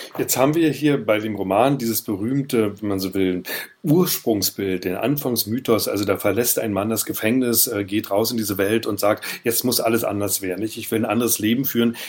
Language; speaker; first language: German; native; German